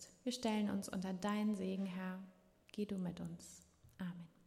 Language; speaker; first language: German; native; German